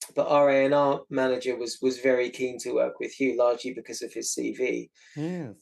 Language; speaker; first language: English; native; English